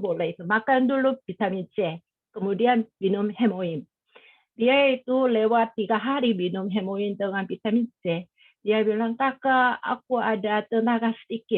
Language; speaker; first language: Indonesian; non-native, fluent; Korean